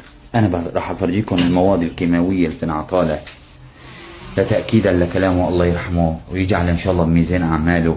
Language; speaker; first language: Arabic; native; Arabic